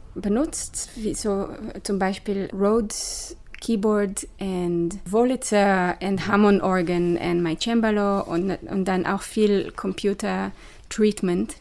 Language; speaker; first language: German; non-native, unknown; Hebrew